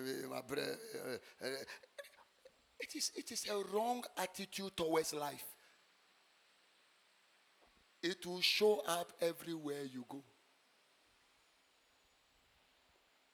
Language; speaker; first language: English; non-native, local second language; Akan